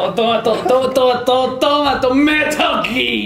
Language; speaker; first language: Spanish; native; Spanish